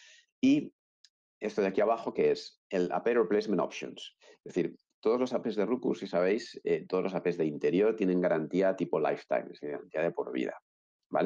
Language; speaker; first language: Spanish; native; Spanish